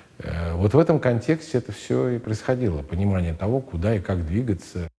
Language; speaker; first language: Russian; native; Russian